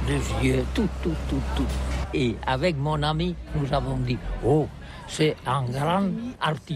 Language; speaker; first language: French; non-native, learner; Catalan